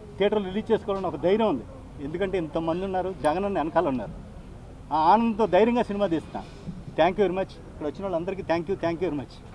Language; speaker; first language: Telugu; native; Telugu